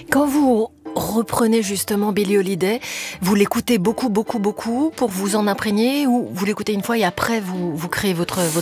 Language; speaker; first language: French; native; French